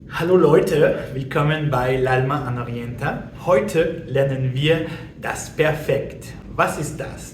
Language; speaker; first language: German; non-native, fluent; French